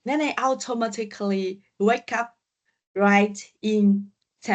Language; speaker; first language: English; non-native, learner; Vietnamese